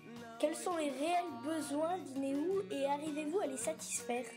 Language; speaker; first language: French; native; French